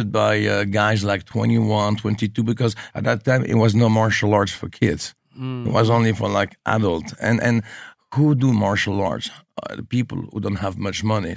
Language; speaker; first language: English; non-native, fluent; French